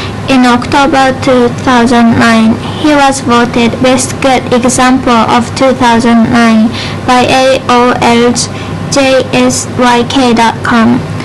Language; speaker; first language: English; non-native, fluent; Japanese